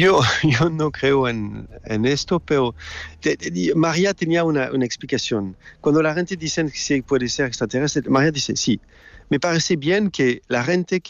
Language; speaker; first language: Spanish; non-native, learner; French